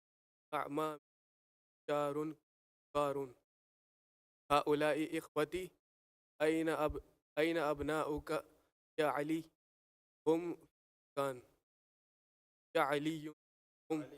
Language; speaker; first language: Arabic; non-native, learner; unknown